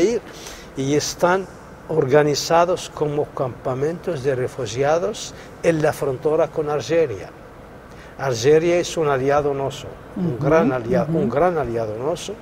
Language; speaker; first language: Spanish; non-native, local second language; Arabic